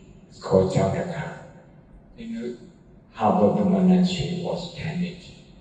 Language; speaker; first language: English; non-native, fluent; Burmese